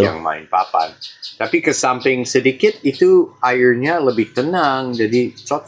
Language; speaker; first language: Indonesian; non-native, fluent; English